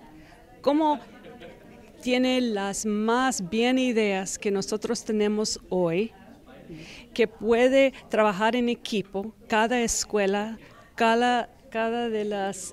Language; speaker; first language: Spanish; non-native, learner; English